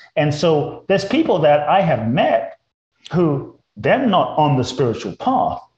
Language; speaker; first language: English; native; English